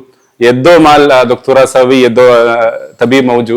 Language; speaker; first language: Arabic; non-native, learner; Malayalam